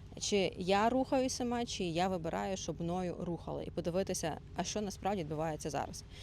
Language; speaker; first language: Ukrainian; non-native, local second language; Russian